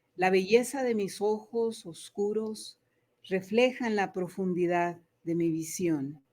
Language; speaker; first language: Spanish; early bilingual, other home language; English